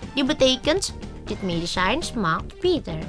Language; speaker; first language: Dutch; non-native, learner; Indonesian